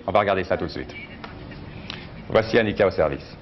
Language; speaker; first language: French; native; French